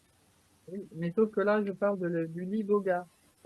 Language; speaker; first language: French; native; French